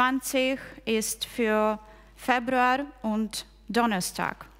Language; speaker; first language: German; non-native, fluent; Ukrainian